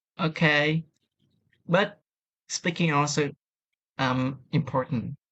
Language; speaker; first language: English; non-native, learner; Vietnamese